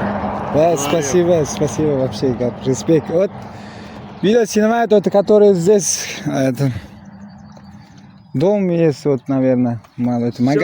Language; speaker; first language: Russian; non-native, learner; Uzbek